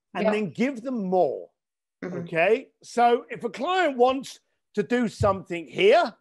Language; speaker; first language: English; native; English